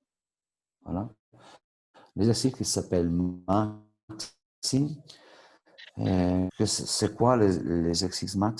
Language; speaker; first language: French; non-native, local second language; Italian